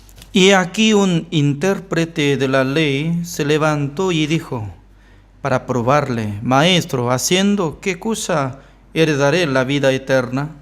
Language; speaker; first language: Spanish; non-native, fluent; Korean